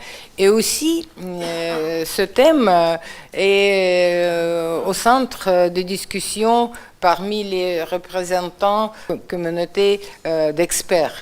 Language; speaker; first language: French; non-native, fluent; Russian